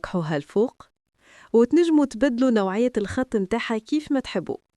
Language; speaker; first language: Arabic; native; Arabic